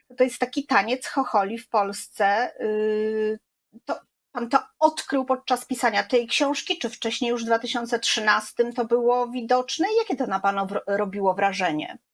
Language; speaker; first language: Polish; native; Polish